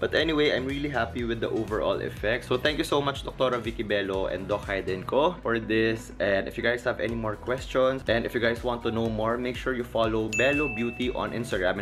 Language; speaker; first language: English; non-native, local second language; Filipino